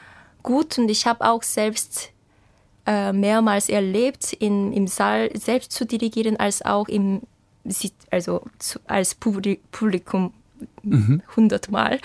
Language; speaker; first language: German; non-native, fluent; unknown